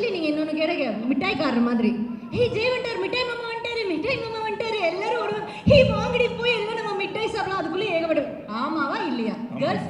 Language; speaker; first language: Tamil; native; Tamil